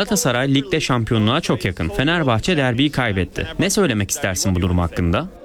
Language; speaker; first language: Turkish; native; Turkish